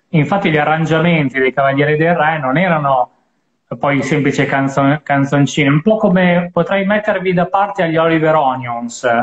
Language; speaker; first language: Italian; native; Italian